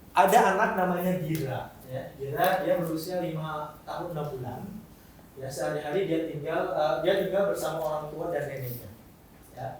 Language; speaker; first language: Indonesian; non-native, local second language; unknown